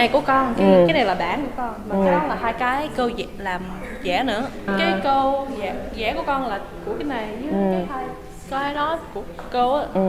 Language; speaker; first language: Vietnamese; early bilingual, heritage; Vietnamese